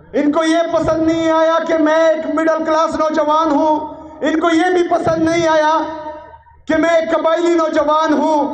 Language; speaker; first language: Urdu; non-native, local second language; Pashto